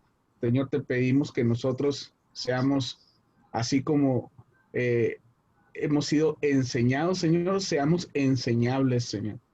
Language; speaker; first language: Spanish; native; Spanish